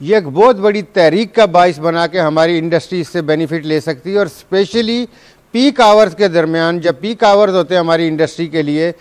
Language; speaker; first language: Urdu; non-native, local second language; Punjabi